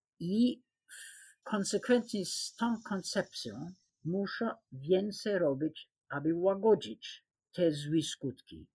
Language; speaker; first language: Polish; non-native, fluent; English